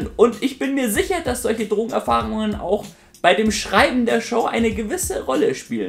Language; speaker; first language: German; native; German